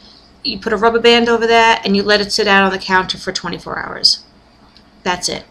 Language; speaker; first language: English; native; English